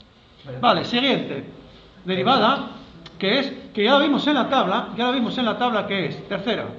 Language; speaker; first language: Spanish; native; Spanish